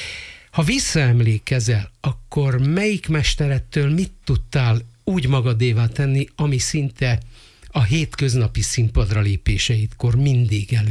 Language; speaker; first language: Hungarian; native; Hungarian